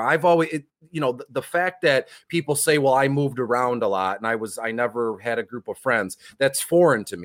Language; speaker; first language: English; native; English